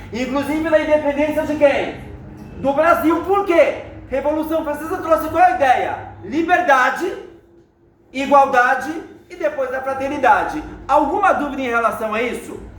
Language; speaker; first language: Portuguese; native; Portuguese